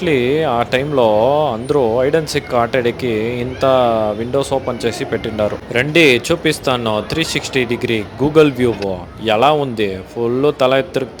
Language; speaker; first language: Telugu; non-native, learner; Kannada